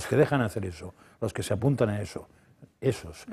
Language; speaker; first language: Spanish; native; Spanish